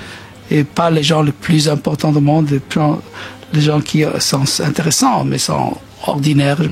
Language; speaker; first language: French; non-native, fluent; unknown